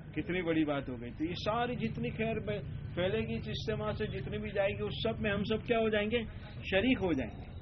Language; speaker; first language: Urdu; native; Urdu